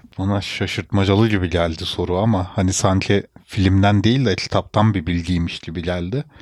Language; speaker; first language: Turkish; native; Turkish